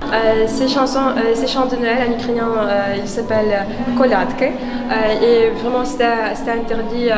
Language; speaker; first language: French; non-native, fluent; Ukrainian